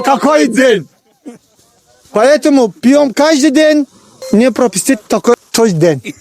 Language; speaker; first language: Russian; non-native, learner; Turkmen